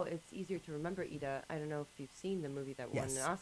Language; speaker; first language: English; non-native, fluent; Polish